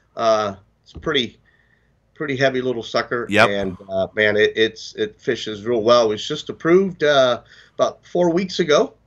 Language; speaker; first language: English; native; English